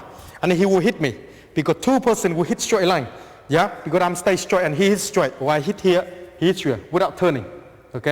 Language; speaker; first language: English; non-native, fluent; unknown